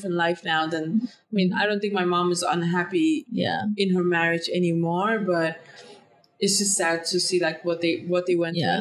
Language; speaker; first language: English; non-native, fluent; Danish